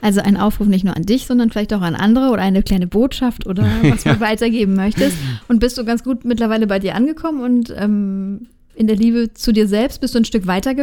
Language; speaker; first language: German; native; German